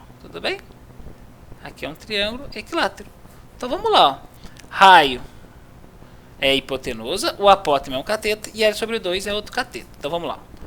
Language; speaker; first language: Portuguese; native; Portuguese